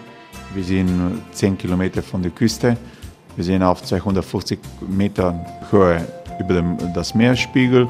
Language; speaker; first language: German; non-native, fluent; Croatian